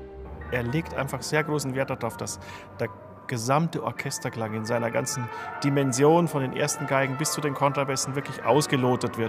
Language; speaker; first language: German; native; German